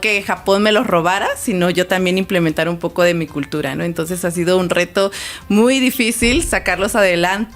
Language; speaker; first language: Spanish; native; Spanish